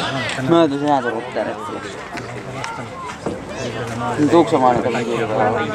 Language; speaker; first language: Finnish; native; Finnish